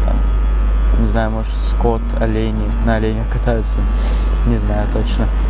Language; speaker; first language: Russian; native; Russian